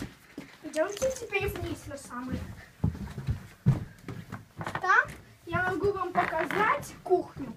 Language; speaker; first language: Russian; early bilingual, heritage; Russian